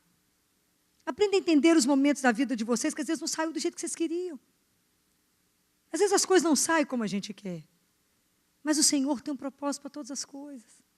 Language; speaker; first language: Portuguese; native; Portuguese